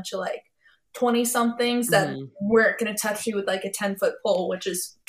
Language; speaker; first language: English; native; English